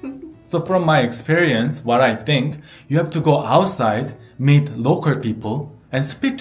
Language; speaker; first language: English; non-native, fluent; Korean